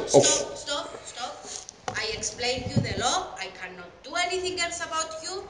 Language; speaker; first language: English; non-native, local second language; Greek